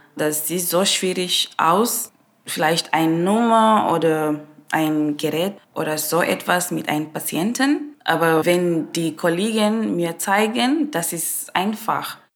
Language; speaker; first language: German; non-native, fluent; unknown